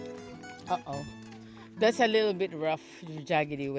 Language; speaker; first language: English; non-native, local second language; Filipino